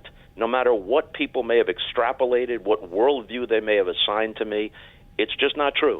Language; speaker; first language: English; native; English